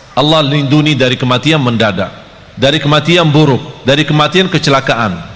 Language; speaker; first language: Malay; non-native, fluent; Arabic